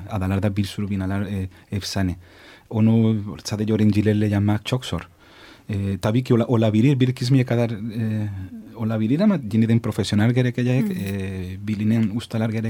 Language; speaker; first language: Turkish; non-native, fluent; Spanish